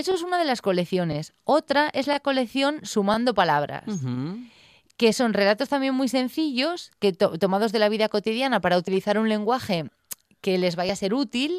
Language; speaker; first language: Spanish; native; Spanish